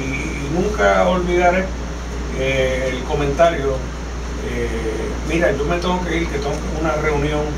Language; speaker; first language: Spanish; native; Spanish